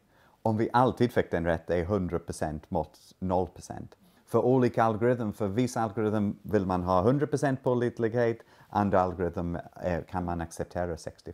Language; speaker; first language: Swedish; non-native, fluent; English